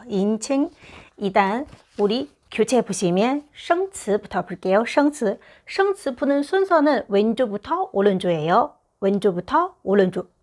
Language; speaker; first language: Korean; non-native, fluent; Chinese